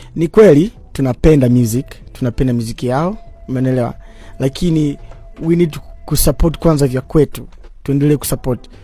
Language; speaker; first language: Swahili; native; Swahili